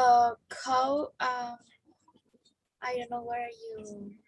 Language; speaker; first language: English; non-native, learner; Spanish